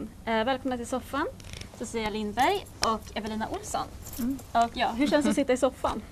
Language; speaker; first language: Swedish; native; Swedish